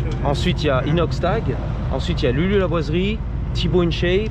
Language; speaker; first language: French; native; French